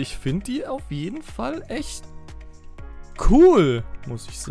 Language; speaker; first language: German; native; German